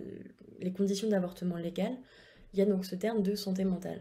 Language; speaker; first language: French; native; French